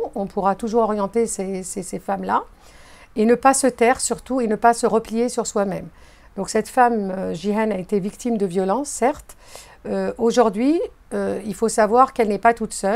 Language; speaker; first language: French; native; French